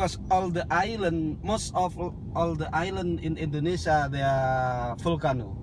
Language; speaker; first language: English; non-native, learner; Balinese